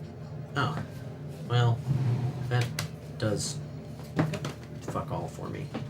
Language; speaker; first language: English; native; English